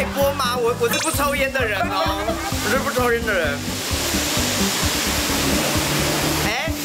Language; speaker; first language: Chinese; native; Chinese